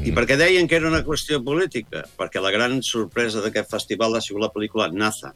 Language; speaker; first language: Catalan; native; Catalan